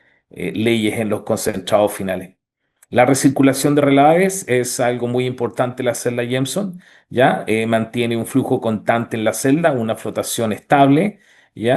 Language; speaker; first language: Spanish; native; Spanish